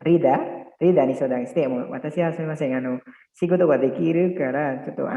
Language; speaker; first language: Japanese; non-native, learner; Indonesian